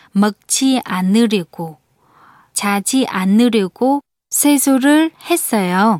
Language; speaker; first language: Korean; non-native, fluent; Vietnamese